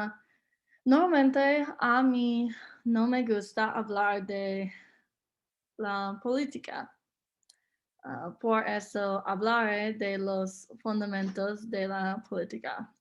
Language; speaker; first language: Spanish; non-native, learner; English